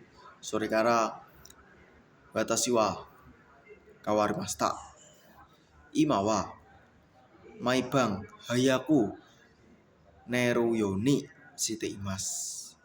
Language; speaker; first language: Japanese; non-native, learner; Indonesian